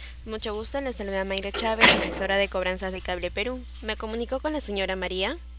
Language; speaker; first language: Spanish; native; Spanish